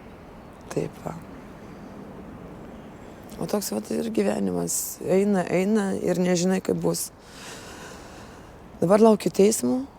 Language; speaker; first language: Lithuanian; early bilingual, other home language; Russian